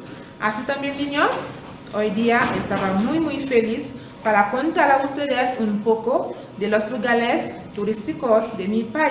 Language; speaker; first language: Spanish; non-native, fluent; Haitian Creole